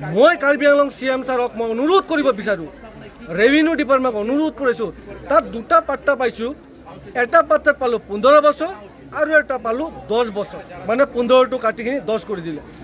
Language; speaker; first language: Assamese; non-native, local second language; Bangla